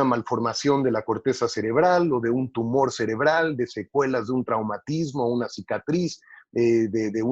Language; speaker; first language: Spanish; native; Spanish